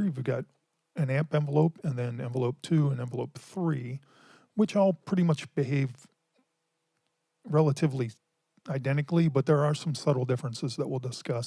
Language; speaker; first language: English; native; English